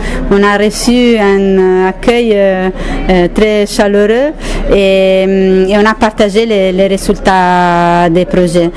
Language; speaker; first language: French; non-native, fluent; Italian